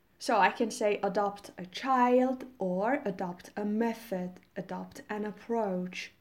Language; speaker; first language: English; non-native, fluent; Persian